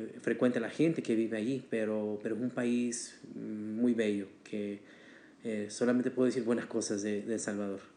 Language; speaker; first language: Spanish; early bilingual, heritage; Spanish